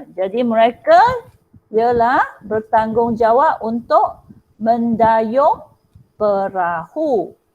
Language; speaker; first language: Malay; non-native, local second language; Chinese